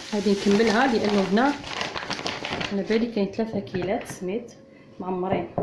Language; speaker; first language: Arabic; native; Arabic